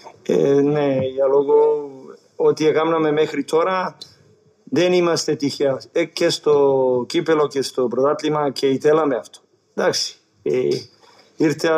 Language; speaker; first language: Greek; non-native, learner; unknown